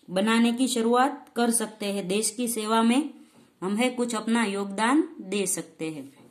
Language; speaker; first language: Hindi; non-native, local second language; Gujarati